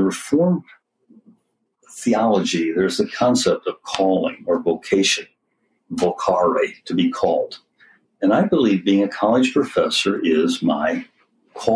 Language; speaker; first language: English; native; English